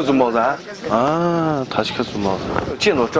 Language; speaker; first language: Chinese; native; Chinese